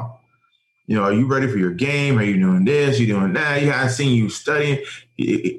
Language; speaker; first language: English; native; English